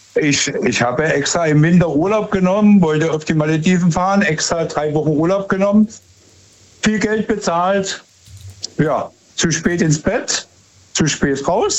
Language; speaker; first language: German; native; German